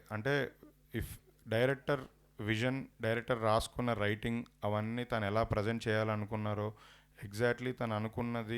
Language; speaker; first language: Telugu; native; Telugu